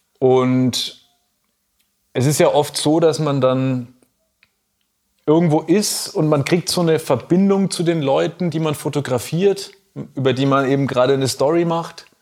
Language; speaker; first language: German; native; German